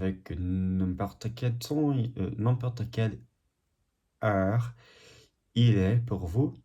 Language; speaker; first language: French; non-native, learner; English